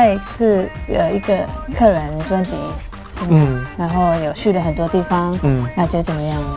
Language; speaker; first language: Chinese; non-native, learner; Thai